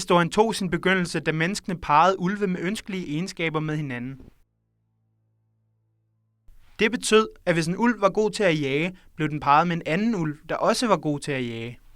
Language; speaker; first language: Danish; native; Danish